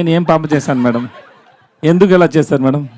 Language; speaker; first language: Telugu; non-native, learner; Tamil